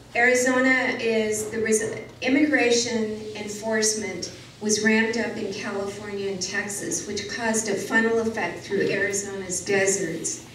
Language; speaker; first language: English; native; English